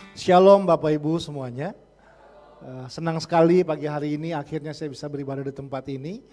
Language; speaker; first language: Indonesian; native; Indonesian